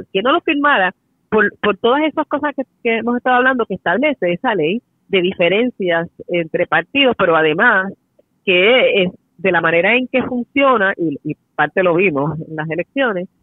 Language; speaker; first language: Spanish; native; Spanish